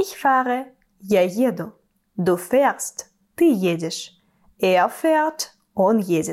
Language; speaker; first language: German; non-native, fluent; Russian